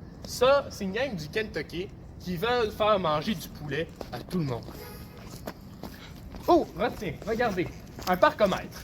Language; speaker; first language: French; native; French